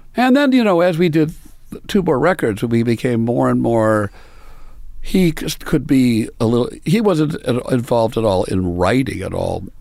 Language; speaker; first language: English; native; English